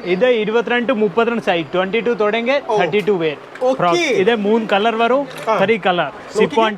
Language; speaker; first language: Malayalam; non-native, local second language; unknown